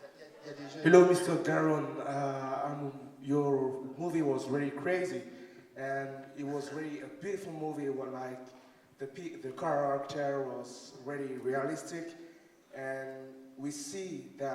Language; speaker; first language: English; non-native, learner; French